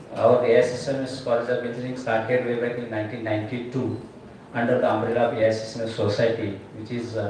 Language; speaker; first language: English; non-native, local second language; Marathi